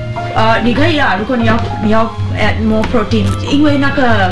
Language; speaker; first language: Chinese; non-native, learner; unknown